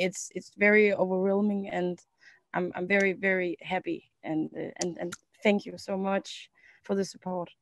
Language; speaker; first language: English; non-native, learner; Danish